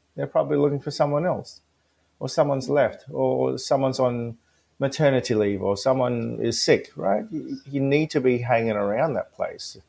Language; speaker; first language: English; early bilingual, other home language; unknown